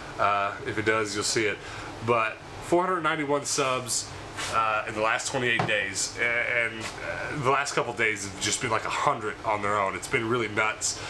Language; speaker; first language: English; native; English